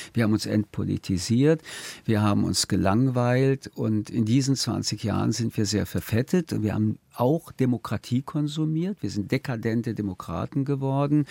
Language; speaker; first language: German; early bilingual, other home language; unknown